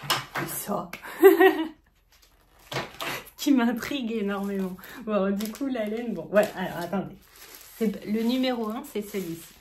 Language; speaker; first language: French; native; French